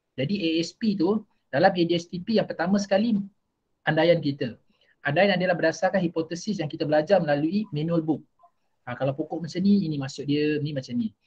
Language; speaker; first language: Malay; native; Malay